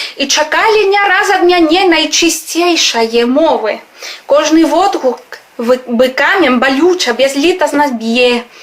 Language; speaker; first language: Belarusian; non-native, fluent; Spanish